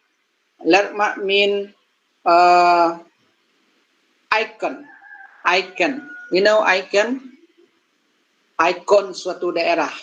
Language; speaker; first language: English; non-native, learner; Indonesian